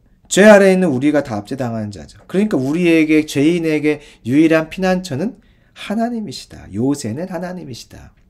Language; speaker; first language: Korean; native; Korean